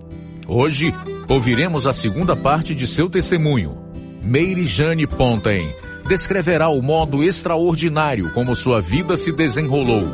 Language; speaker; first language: Portuguese; native; Portuguese